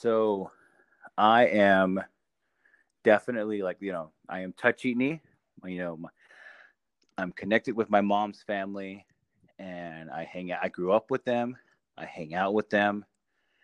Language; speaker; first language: English; early bilingual, other home language; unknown